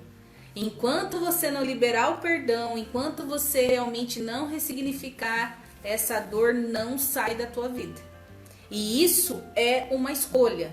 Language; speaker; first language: Portuguese; native; Portuguese